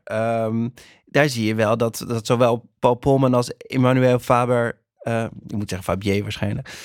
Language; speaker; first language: Dutch; native; Dutch